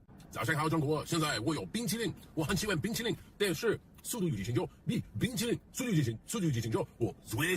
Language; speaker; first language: Chinese; non-native, learner; English